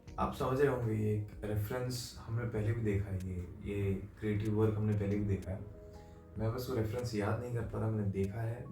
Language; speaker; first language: Hindi; native; Hindi